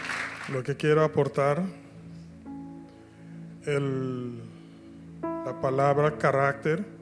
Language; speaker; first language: Spanish; non-native, local second language; Papiamento